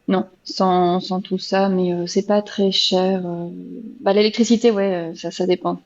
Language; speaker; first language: French; native; French